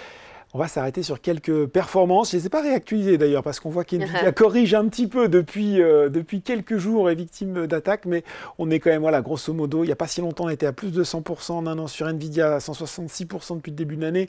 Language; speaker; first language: French; native; French